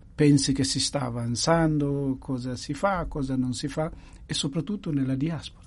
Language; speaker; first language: Italian; non-native, fluent; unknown